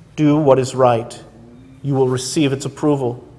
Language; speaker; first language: English; native; English